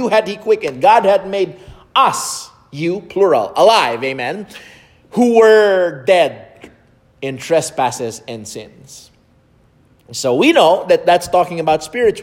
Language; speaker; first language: English; non-native, local second language; Filipino